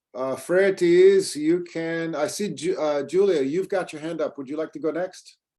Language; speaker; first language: English; native; English